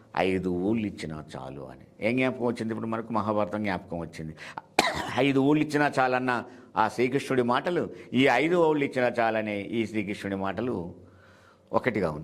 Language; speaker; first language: Telugu; native; Telugu